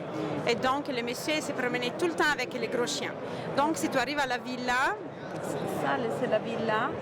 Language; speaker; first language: French; non-native, fluent; Italian